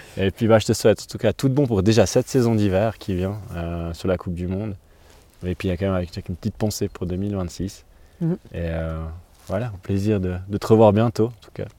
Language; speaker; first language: French; native; French